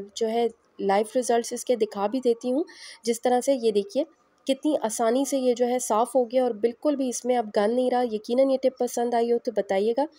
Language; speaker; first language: Hindi; native; Hindi